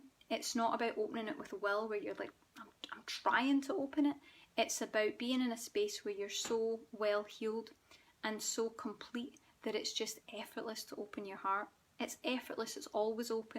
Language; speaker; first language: English; native; English